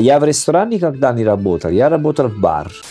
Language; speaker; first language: Russian; non-native, learner; Italian